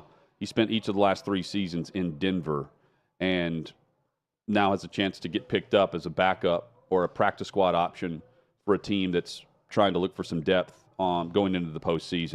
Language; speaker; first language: English; native; English